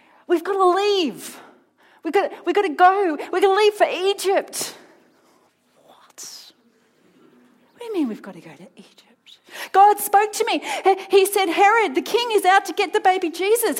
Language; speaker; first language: English; native; English